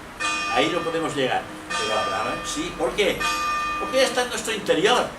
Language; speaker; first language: Spanish; native; Spanish